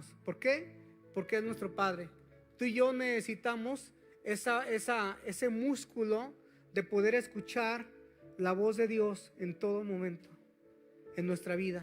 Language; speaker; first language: Spanish; native; Spanish